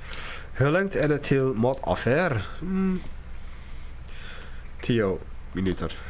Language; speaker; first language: Swedish; non-native, learner; English